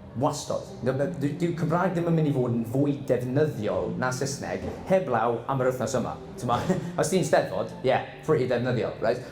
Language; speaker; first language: Welsh; non-native, local second language; English